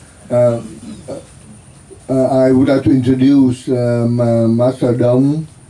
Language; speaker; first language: English; non-native, learner; Vietnamese